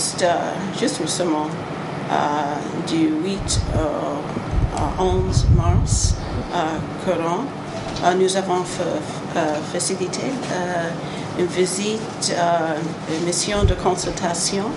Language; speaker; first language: French; non-native, learner; English